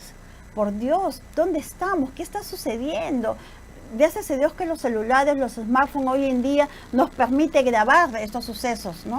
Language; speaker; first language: Spanish; native; Spanish